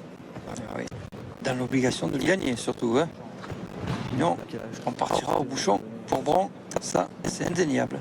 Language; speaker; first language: French; native; French